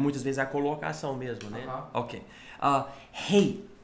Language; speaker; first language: Portuguese; non-native, fluent; English